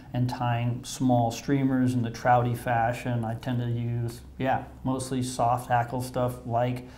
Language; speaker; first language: English; native; English